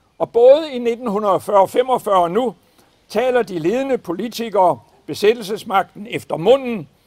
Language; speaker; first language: Danish; native; Danish